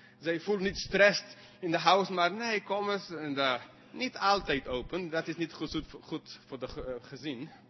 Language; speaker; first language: Dutch; non-native, fluent; English